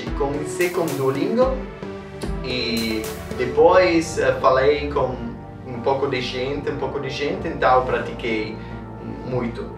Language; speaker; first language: Portuguese; non-native, learner; Italian